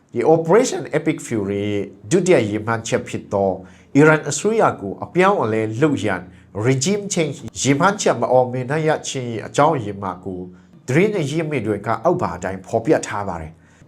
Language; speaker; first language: Burmese; non-native, local second language; Hakha Chin